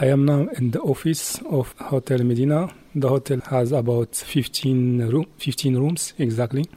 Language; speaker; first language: English; non-native, learner; Arabic